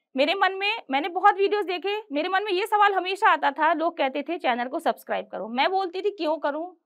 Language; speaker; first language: Hindi; native; Hindi